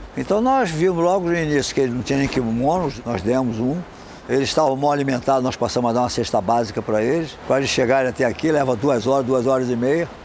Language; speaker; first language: Portuguese; native; Portuguese